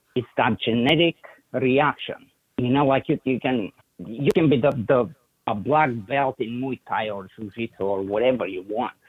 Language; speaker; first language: English; non-native, fluent; Bulgarian